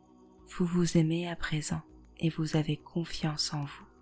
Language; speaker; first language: French; native; French